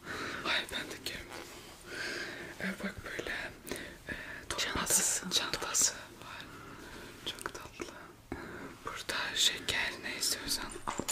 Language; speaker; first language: Turkish; early bilingual, heritage; Turkish